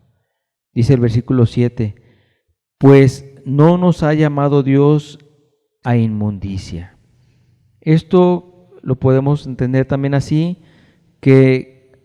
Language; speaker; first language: Spanish; native; Spanish